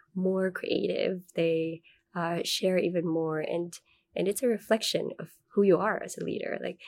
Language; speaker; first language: English; non-native, local second language; Filipino